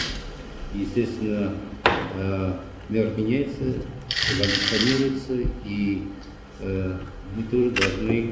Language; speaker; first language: Russian; non-native, fluent; Armenian